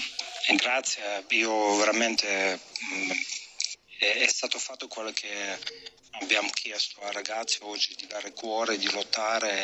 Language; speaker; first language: Italian; non-native, fluent; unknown